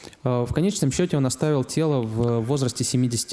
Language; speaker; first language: Russian; native; Russian